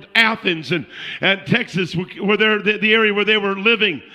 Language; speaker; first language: English; native; English